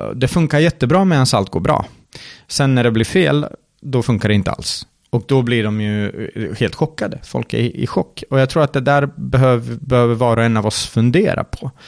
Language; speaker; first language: Swedish; early bilingual, other home language; Serbian